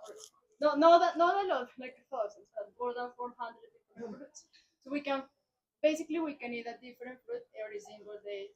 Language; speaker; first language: English; non-native, fluent; Spanish